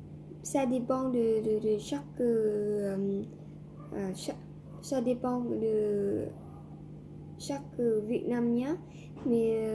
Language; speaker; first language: French; non-native, learner; Vietnamese